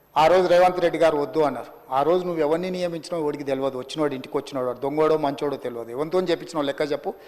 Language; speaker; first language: Telugu; native; Telugu